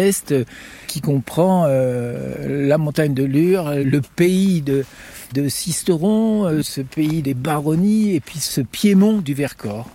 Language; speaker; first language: French; native; French